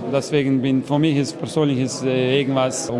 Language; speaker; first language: German; non-native, learner; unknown